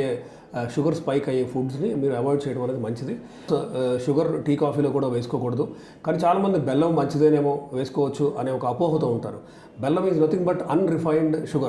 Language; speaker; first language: Telugu; native; Telugu